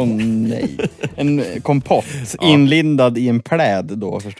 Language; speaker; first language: Swedish; native; Swedish